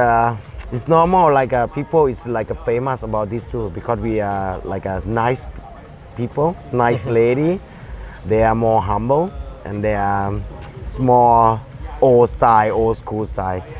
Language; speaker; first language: English; non-native, fluent; Thai